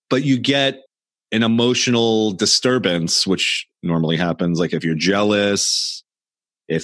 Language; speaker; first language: English; native; English